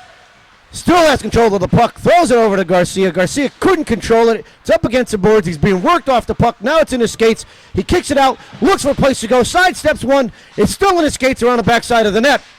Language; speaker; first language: English; native; English